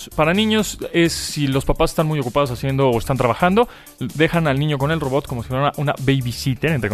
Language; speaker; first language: Spanish; native; Spanish